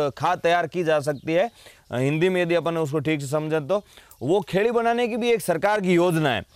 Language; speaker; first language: Hindi; native; Hindi